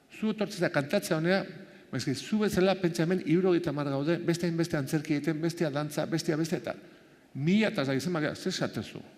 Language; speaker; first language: Basque; native; Basque